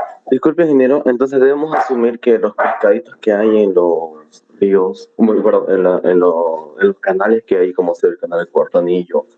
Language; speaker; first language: Spanish; native; Spanish